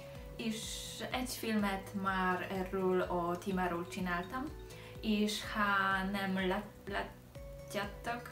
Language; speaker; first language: Hungarian; non-native, learner; Polish